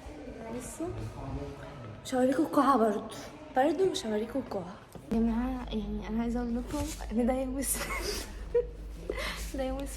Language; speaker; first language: Arabic; native; Arabic